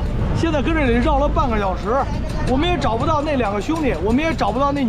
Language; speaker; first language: Chinese; native; Chinese